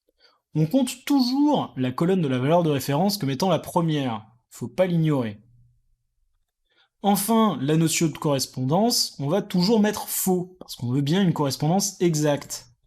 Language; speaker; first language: French; native; French